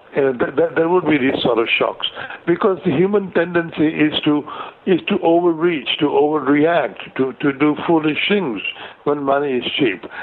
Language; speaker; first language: English; non-native, local second language; Gujarati